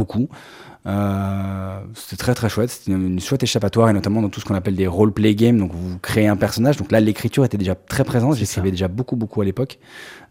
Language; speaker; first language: French; native; French